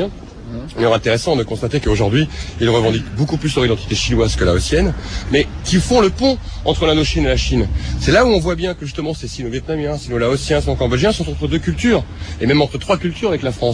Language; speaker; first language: French; native; French